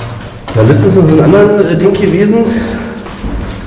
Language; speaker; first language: German; native; German